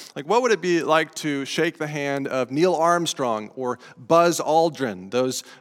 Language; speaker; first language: English; native; English